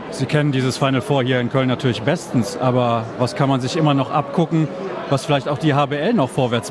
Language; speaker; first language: German; native; German